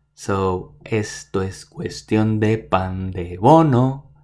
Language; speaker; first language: English; non-native, fluent; Spanish